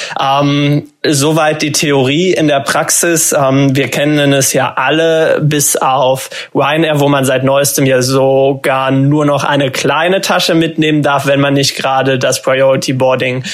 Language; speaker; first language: German; native; German